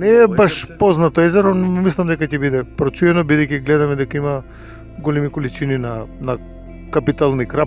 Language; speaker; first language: Macedonian; native; Macedonian